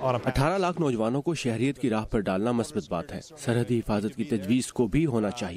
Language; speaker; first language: Urdu; native; Urdu